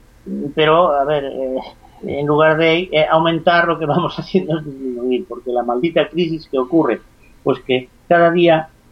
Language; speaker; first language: Spanish; native; Spanish